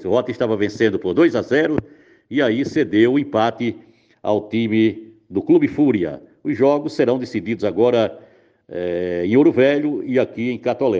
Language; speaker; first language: Portuguese; native; Portuguese